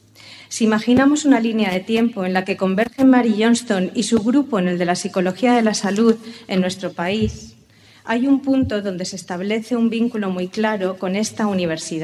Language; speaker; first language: Spanish; native; Spanish